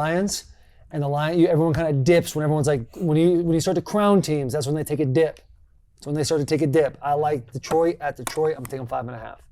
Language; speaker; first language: English; native; English